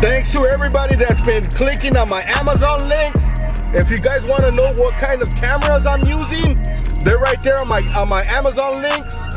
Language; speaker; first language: English; native; English